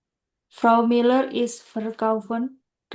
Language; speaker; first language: German; non-native, learner; Indonesian